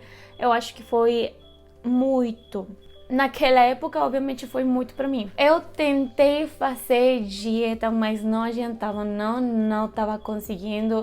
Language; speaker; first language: Portuguese; non-native, fluent; Spanish